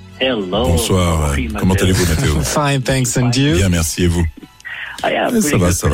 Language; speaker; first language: French; non-native, fluent; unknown